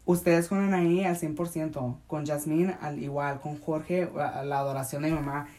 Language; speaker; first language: Spanish; early bilingual, heritage; Spanish